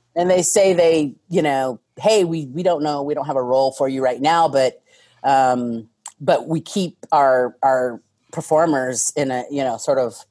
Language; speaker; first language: English; native; English